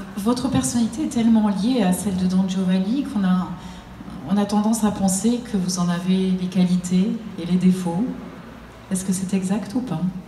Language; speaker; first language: French; native; French